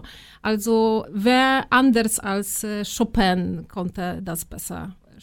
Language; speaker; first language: German; non-native, fluent; Polish